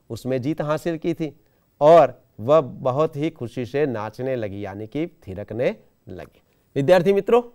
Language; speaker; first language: Hindi; non-native, local second language; Gujarati